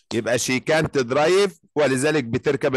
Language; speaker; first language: Arabic; native; Arabic